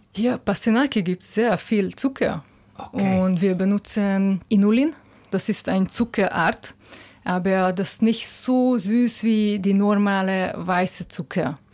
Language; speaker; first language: German; non-native, fluent; Hungarian